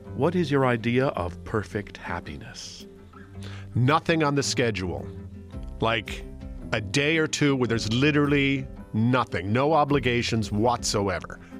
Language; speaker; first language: English; native; English